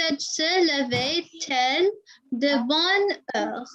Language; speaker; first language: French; non-native, learner; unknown